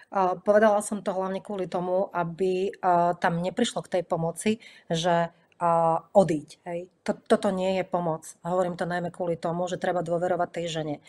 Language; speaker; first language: Slovak; native; Slovak